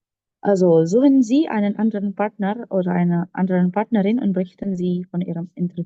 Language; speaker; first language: German; non-native, fluent; Indonesian